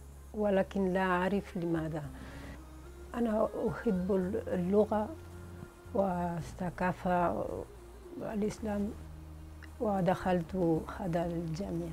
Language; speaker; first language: Arabic; non-native, learner; Spanish